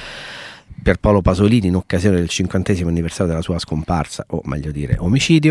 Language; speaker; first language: Italian; native; Italian